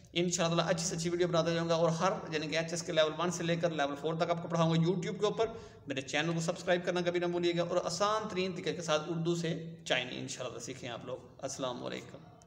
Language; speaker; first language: Urdu; non-native, local second language; Punjabi